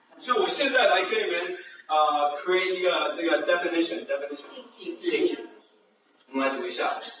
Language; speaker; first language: Chinese; early bilingual, heritage; Chinese